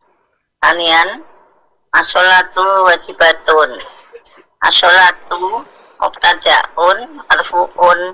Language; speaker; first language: Arabic; non-native, learner; Indonesian